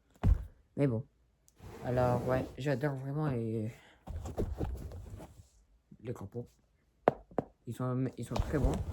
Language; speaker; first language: French; early bilingual, other home language; Spanish